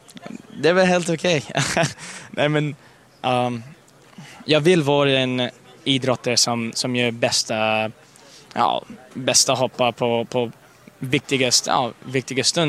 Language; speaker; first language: Swedish; early bilingual, heritage; English